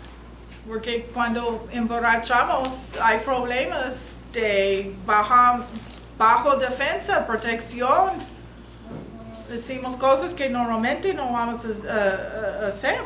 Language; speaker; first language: Spanish; non-native, learner; English